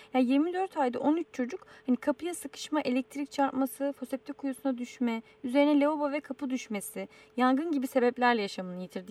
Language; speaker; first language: Turkish; native; Turkish